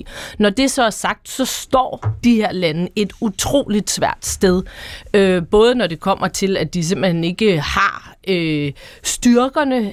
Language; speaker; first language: Danish; native; Danish